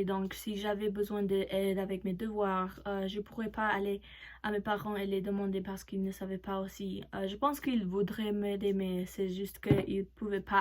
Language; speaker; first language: French; non-native, learner; Spanish